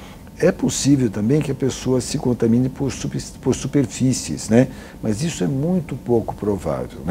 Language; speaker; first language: Portuguese; native; Portuguese